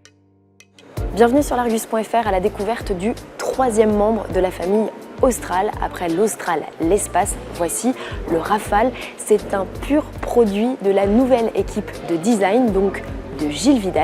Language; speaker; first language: French; native; French